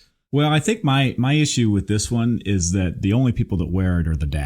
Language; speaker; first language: English; native; English